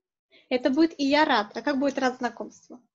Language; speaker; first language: Russian; native; Russian